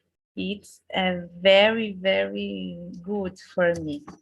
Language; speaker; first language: English; non-native, learner; Portuguese